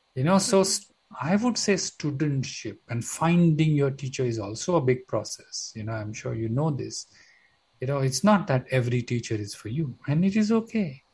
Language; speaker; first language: English; non-native, local second language; Marathi